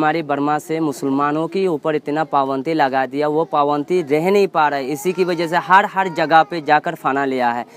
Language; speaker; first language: Hindi; non-native, learner; Rohingya